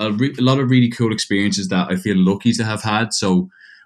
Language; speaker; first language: English; native; English